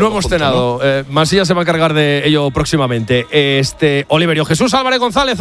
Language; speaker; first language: Spanish; native; Spanish